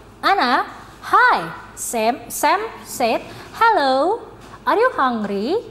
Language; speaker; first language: English; non-native, fluent; Indonesian